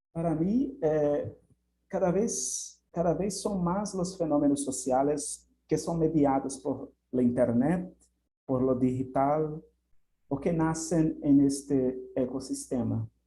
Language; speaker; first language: Spanish; non-native, fluent; Portuguese